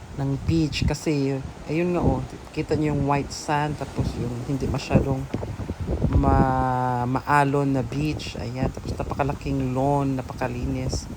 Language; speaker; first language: Filipino; native; Filipino